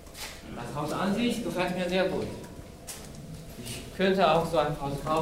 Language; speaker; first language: German; non-native, fluent; Chinese